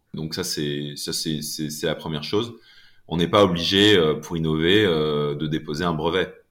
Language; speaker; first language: French; native; French